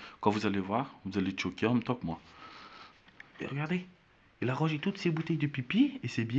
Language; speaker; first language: French; native; French